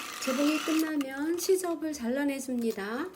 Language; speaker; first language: Korean; native; Korean